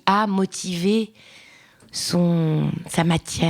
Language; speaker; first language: French; native; French